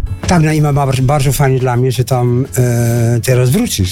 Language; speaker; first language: Polish; non-native, learner; Dutch